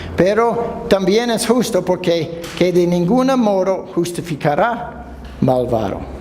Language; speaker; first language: Spanish; non-native, fluent; English